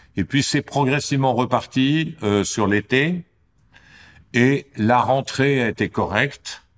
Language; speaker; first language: French; native; French